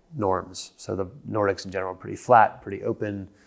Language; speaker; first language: English; native; English